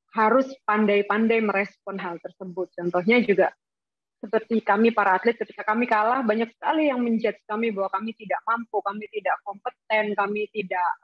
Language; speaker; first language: Indonesian; native; Indonesian